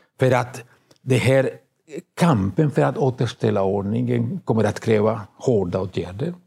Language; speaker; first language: Swedish; non-native, fluent; Spanish